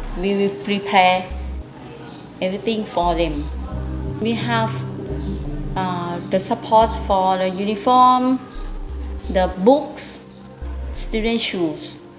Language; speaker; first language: English; non-native, learner; Thai